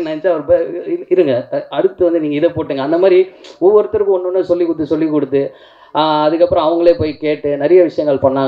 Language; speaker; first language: Tamil; native; Tamil